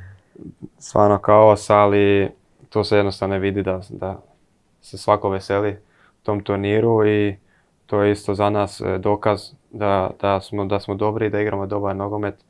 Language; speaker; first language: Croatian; early bilingual, heritage; Croatian